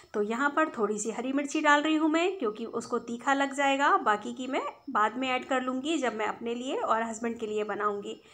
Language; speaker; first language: Hindi; native; Hindi